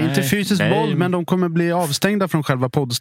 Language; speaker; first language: Swedish; native; Swedish